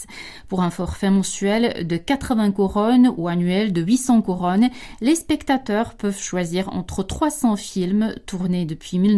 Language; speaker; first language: French; native; French